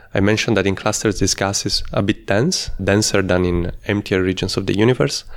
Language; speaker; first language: English; non-native, fluent; Italian